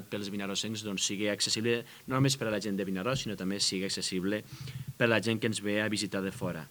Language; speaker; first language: Catalan; native; Catalan